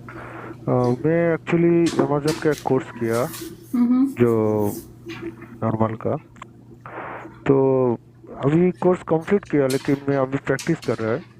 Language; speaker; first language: Hindi; non-native, learner; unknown